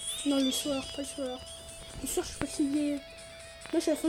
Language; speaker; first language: French; native; French